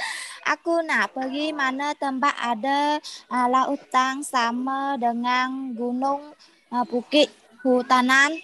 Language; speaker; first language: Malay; non-native, learner; Vietnamese